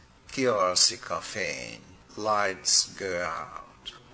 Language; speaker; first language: Hungarian; native; Hungarian